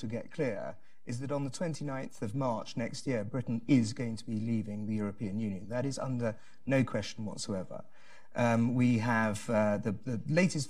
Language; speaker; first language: English; native; English